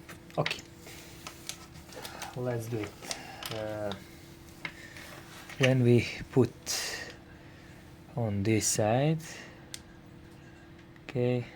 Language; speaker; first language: English; non-native, learner; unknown